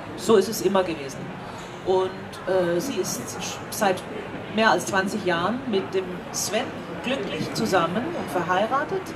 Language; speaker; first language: German; non-native, fluent; Danish